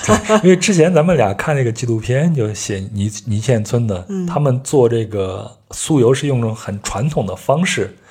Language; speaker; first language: Chinese; native; Chinese